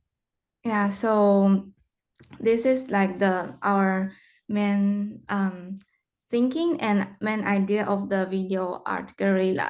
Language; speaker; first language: English; non-native, fluent; Chinese